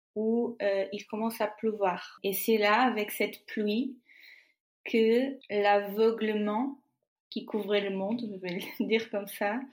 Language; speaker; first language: French; non-native, fluent; Portuguese